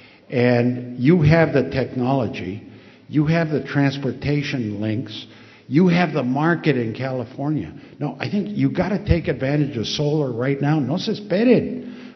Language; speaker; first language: English; early bilingual, other home language; Spanish